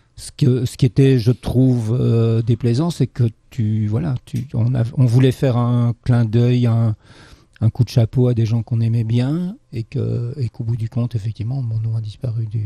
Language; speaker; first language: French; native; French